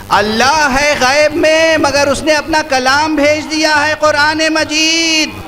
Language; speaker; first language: Urdu; native; Urdu